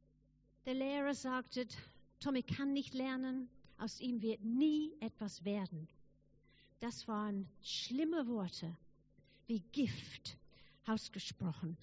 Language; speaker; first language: German; non-native, fluent; English